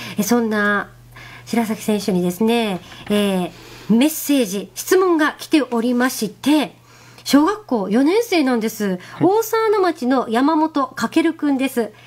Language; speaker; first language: Japanese; native; Japanese